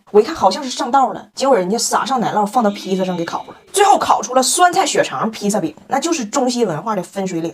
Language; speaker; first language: Chinese; native; Chinese